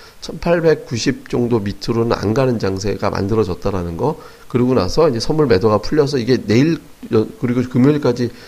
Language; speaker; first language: Korean; native; Korean